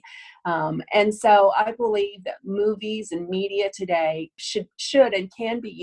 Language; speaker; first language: English; native; English